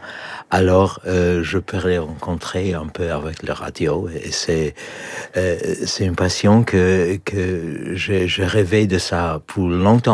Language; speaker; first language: French; non-native, learner; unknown